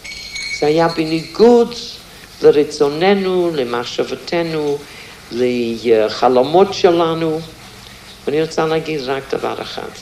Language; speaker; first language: Hebrew; non-native, fluent; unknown